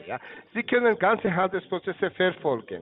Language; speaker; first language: German; non-native, learner; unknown